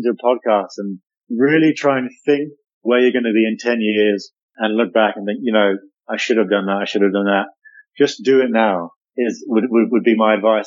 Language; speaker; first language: English; native; English